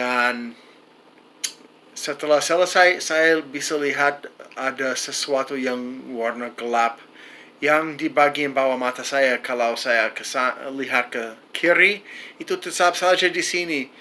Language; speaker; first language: Indonesian; non-native, fluent; English